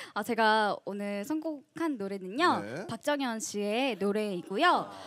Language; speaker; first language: Korean; native; Korean